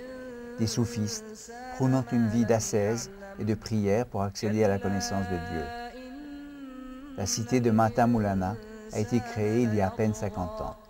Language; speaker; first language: French; native; French